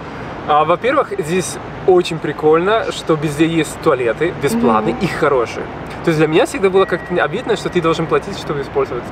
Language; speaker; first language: Russian; non-native, fluent; Spanish